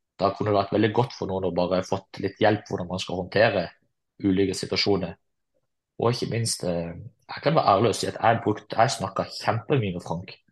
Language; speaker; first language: Norwegian; native; Norwegian